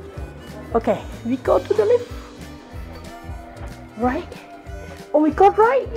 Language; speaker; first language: English; non-native, learner; Thai